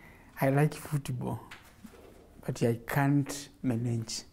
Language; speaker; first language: English; non-native, local second language; Kamba